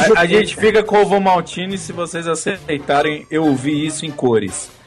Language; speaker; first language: Portuguese; native; Portuguese